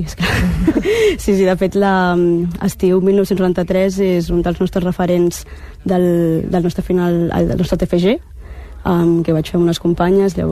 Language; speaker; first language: Catalan; early bilingual, other home language; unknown